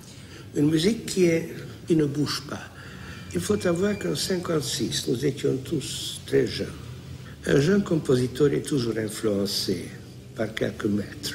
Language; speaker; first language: French; non-native, fluent; Hungarian